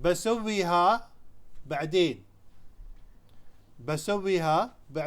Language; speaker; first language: Arabic; non-native, fluent; Urdu